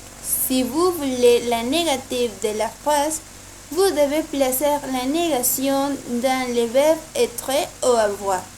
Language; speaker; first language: French; non-native, learner; Spanish